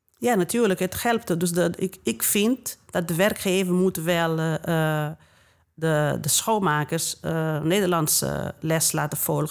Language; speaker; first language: Dutch; non-native, fluent; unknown